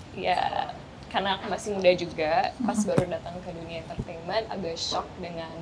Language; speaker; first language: Indonesian; non-native, fluent; English